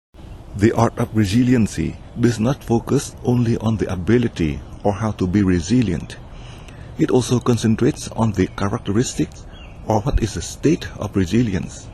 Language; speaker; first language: English; non-native, fluent; Vietnamese